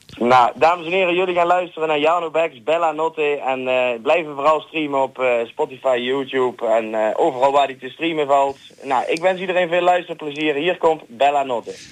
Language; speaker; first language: Dutch; native; Dutch